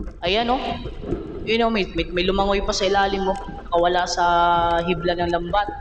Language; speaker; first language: Filipino; non-native, local second language; Cebuano